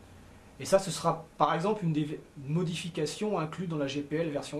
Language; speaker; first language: French; native; French